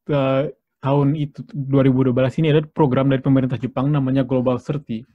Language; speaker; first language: Indonesian; native; Indonesian